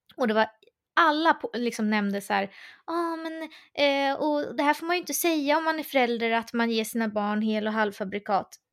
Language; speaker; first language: Swedish; native; Swedish